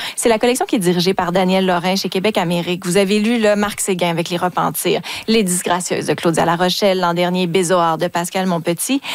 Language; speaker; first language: French; native; French